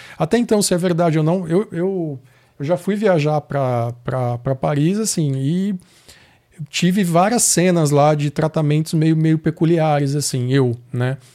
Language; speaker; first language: Portuguese; native; Portuguese